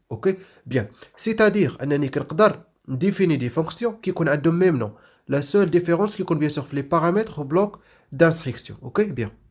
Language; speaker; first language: French; non-native, local second language; Arabic